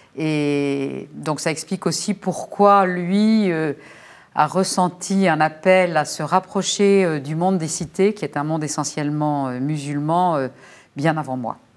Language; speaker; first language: French; native; French